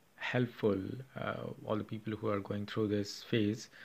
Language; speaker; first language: English; non-native, local second language; Hindi